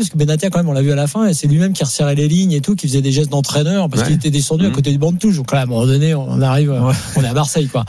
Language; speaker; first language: French; native; French